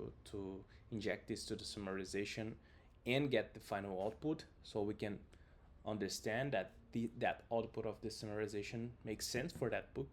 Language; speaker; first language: English; non-native, fluent; Portuguese